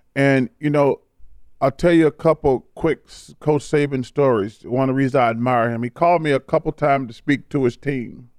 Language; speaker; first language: English; native; English